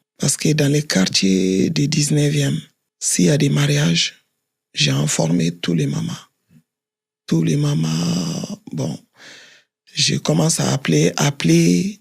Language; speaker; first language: French; non-native, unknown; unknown